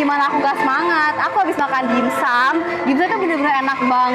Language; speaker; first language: Indonesian; native; Indonesian